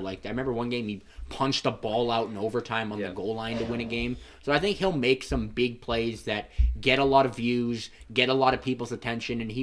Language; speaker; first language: English; native; English